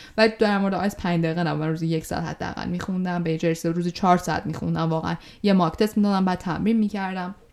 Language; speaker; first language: Persian; native; Persian